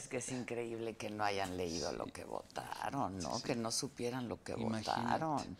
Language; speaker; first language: Spanish; native; Spanish